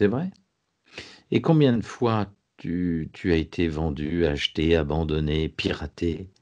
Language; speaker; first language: French; native; French